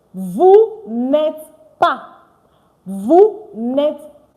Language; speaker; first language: French; non-native, fluent; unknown